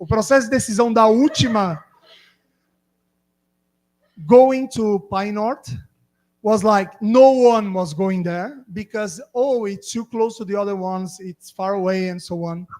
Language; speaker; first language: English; non-native, fluent; Portuguese